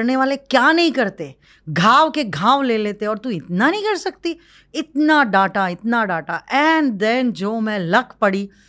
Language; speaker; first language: Hindi; non-native, local second language; Marwari